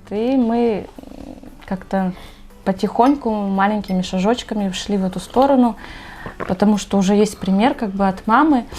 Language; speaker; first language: Russian; native; Russian